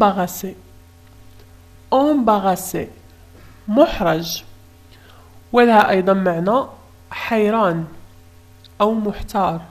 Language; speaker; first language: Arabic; native; Arabic